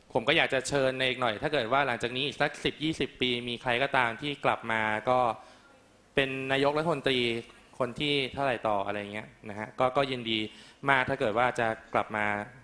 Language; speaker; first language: Thai; native; Thai